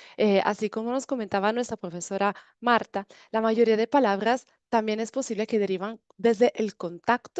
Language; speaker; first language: Spanish; non-native, fluent; Italian